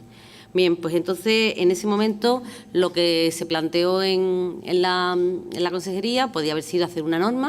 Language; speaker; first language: Spanish; native; Spanish